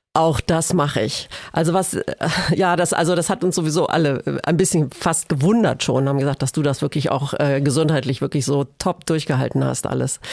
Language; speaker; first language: German; native; German